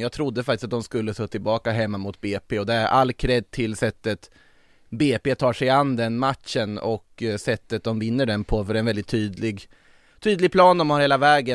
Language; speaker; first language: Swedish; native; Swedish